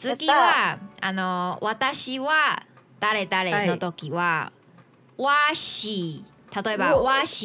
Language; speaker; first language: Japanese; non-native, learner; Chinese